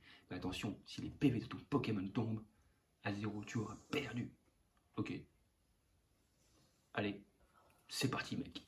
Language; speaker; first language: French; native; French